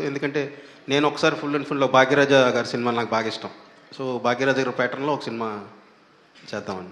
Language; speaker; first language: Telugu; native; Telugu